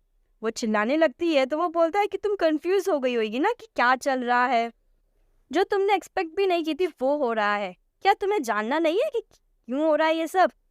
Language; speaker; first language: Hindi; native; Hindi